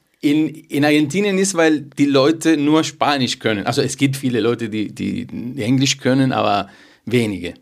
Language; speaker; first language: German; non-native, fluent; Spanish